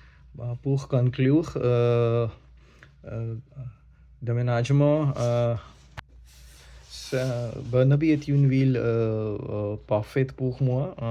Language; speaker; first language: French; non-native, learner; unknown